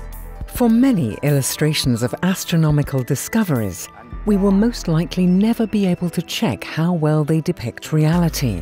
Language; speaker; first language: English; native; English